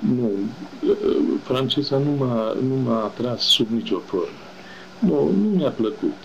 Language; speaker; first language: Romanian; non-native, local second language; German